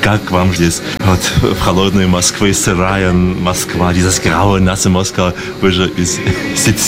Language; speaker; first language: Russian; non-native, fluent; German